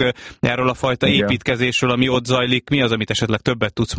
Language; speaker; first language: Hungarian; native; Hungarian